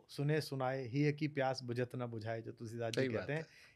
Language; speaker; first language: Hindi; native; Hindi